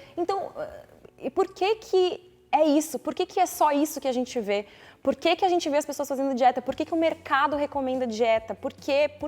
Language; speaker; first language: Portuguese; native; Portuguese